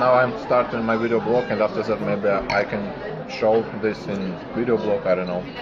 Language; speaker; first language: English; non-native, learner; Russian